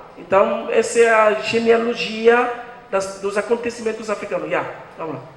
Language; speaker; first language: Portuguese; non-native, fluent; French